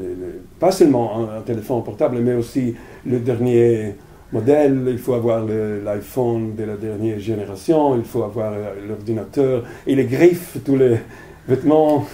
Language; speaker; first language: French; non-native, fluent; Italian